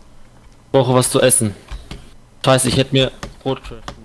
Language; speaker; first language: German; native; German